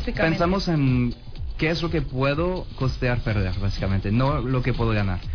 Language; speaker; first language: Spanish; non-native, fluent; French